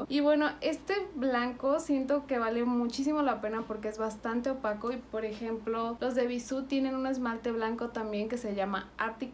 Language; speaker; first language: Spanish; native; Spanish